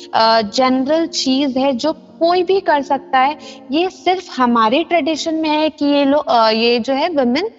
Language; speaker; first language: Hindi; non-native, local second language; Assamese